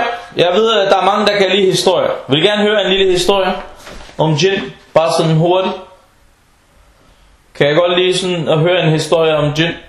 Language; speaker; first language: Danish; non-native, fluent; Arabic